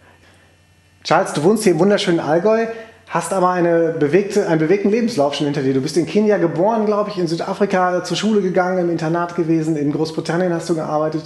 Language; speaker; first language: German; native; German